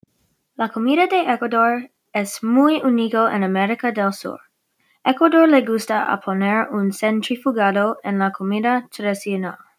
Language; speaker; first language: Spanish; non-native, learner; English